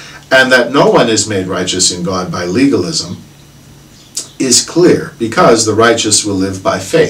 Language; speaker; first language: English; native; English